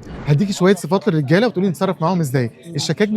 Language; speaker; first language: Arabic; native; Arabic